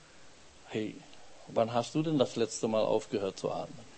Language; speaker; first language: German; non-native, fluent; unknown